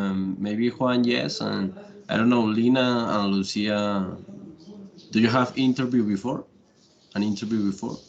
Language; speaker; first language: English; non-native, learner; Spanish